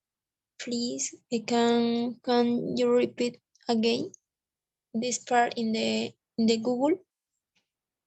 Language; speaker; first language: English; non-native, learner; Spanish